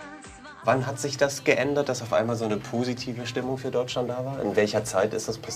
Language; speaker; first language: German; native; German